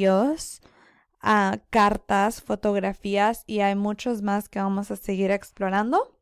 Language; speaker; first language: Spanish; early bilingual, other home language; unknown